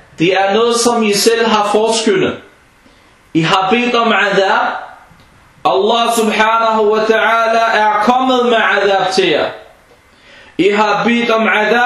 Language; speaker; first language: Danish; non-native, fluent; Arabic